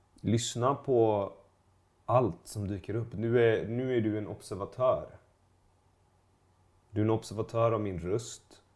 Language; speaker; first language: Swedish; native; Swedish